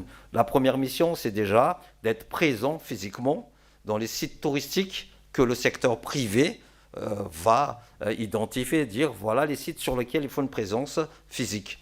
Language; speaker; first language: French; non-native, local second language; Malagasy